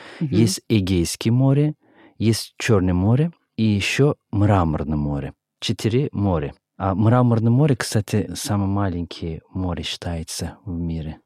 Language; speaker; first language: Russian; non-native, fluent; Turkish